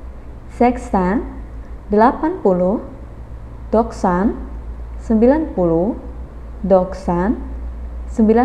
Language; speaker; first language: Turkish; non-native, fluent; Indonesian